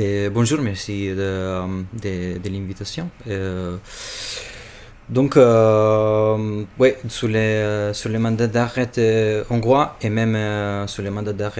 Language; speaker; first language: French; non-native, fluent; Albanian